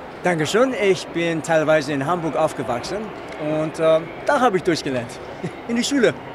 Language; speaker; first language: German; non-native, fluent; English